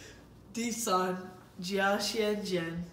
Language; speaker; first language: Chinese; non-native, learner; English